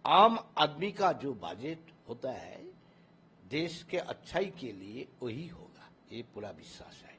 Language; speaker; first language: Hindi; non-native, local second language; Bangla